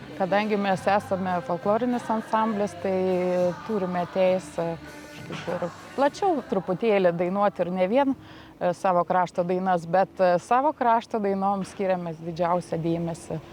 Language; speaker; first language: Lithuanian; native; Lithuanian